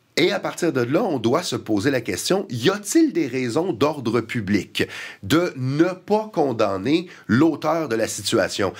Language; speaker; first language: French; native; French